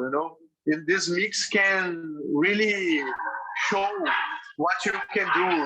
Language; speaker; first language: English; non-native, fluent; Portuguese